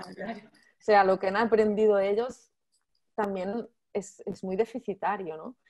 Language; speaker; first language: Spanish; native; Spanish